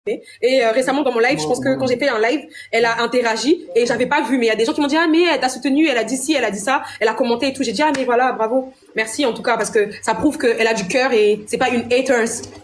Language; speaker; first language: French; non-native, local second language; Lingala